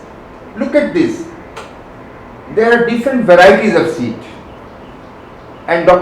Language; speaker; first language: English; non-native, local second language; Bangla